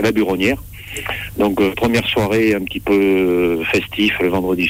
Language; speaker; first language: French; native; French